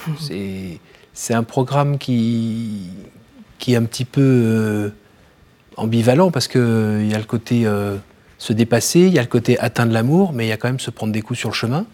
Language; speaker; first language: French; native; French